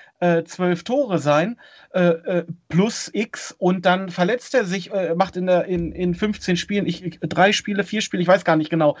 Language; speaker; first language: German; native; German